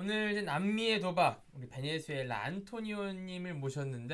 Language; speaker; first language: Korean; native; Korean